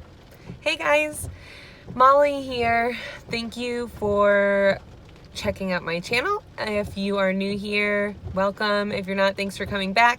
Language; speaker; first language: English; native; English